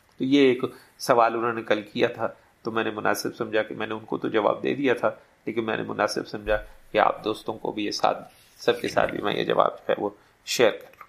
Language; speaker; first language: Urdu; native; Urdu